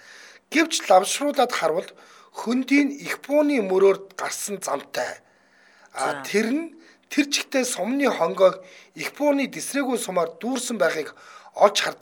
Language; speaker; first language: Mongolian; native; Mongolian